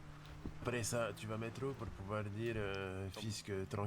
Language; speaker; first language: French; native; French